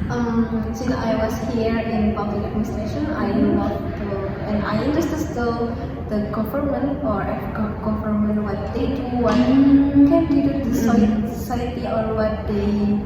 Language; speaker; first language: English; non-native, learner; Indonesian